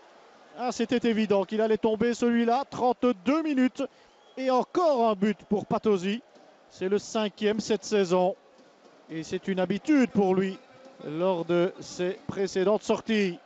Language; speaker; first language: French; native; French